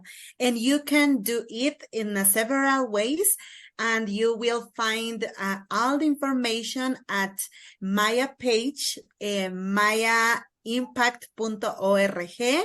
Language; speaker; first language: English; non-native, learner; Kaqchikel